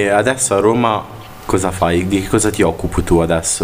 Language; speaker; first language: Italian; native; Italian